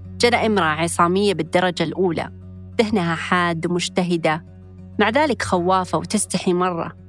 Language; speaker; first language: Arabic; native; Arabic